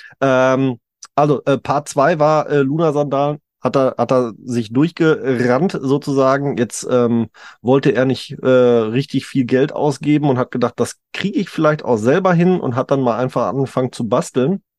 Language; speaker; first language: German; native; German